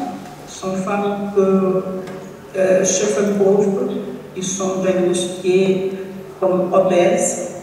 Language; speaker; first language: French; non-native, learner; Portuguese